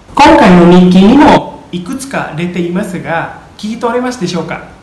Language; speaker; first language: Japanese; non-native, fluent; Indonesian